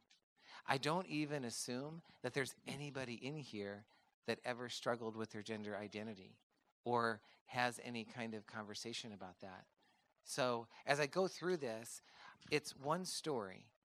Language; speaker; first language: English; native; English